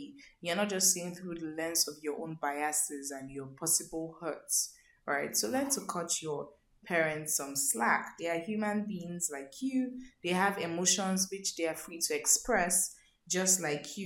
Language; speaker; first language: English; non-native, local second language; Igbo